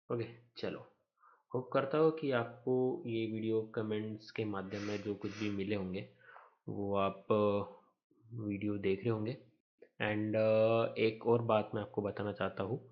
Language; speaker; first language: Hindi; non-native, local second language; Marathi